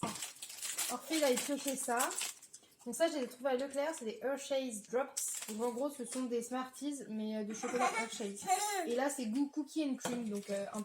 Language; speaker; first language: French; native; French